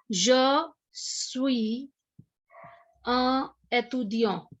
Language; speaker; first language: French; non-native, fluent; Hindi